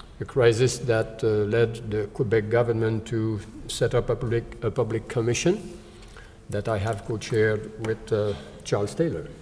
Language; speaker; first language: English; non-native, local second language; French